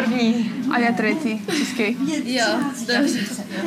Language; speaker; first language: Czech; non-native, learner; Ukrainian